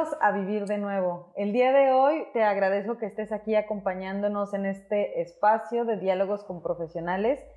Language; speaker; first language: Spanish; native; Spanish